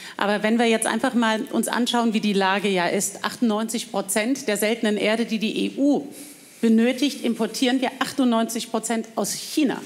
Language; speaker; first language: German; native; German